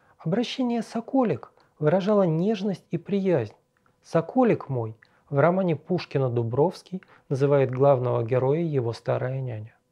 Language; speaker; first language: Russian; native; Russian